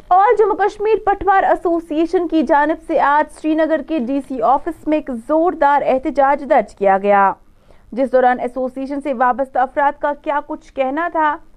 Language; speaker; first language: Urdu; non-native, local second language; Kashmiri